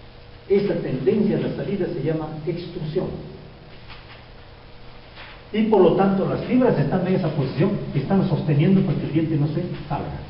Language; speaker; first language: Spanish; native; Spanish